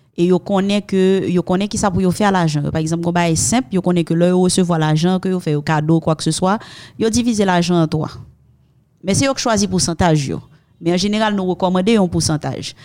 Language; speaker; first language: French; non-native, local second language; Haitian Creole